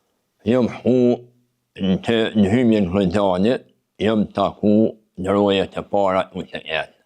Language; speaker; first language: Albanian; native; Albanian